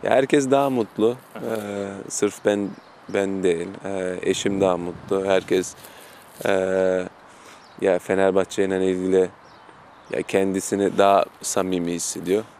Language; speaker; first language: Turkish; early bilingual, heritage; German